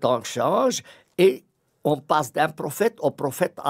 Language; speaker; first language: French; non-native, fluent; Arabic